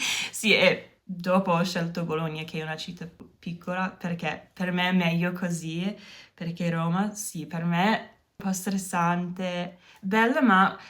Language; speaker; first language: Italian; non-native, learner; English